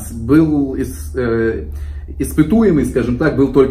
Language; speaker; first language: Russian; native; Russian